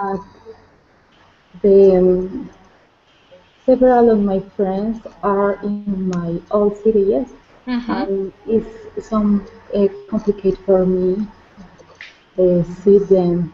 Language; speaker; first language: English; non-native, learner; Spanish